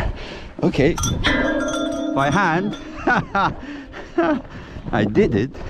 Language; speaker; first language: English; non-native, learner; Persian